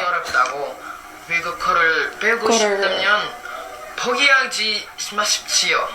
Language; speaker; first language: Korean; non-native, learner; Filipino